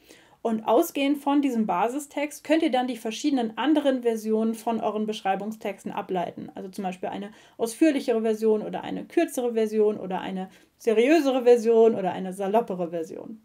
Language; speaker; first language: German; native; German